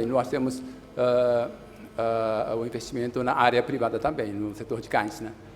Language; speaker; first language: Portuguese; non-native, fluent; Japanese